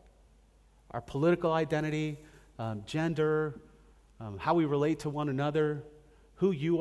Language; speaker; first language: English; native; English